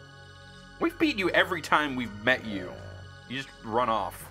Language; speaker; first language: English; native; English